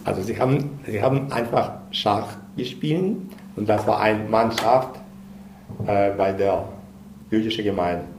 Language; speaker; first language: German; non-native, learner; Russian